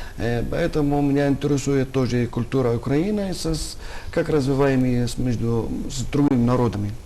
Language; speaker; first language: Russian; non-native, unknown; Arabic